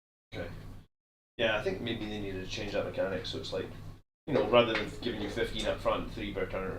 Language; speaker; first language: English; native; English